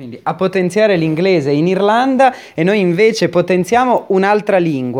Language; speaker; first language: Italian; native; Italian